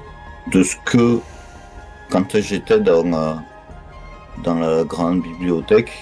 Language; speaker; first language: French; native; French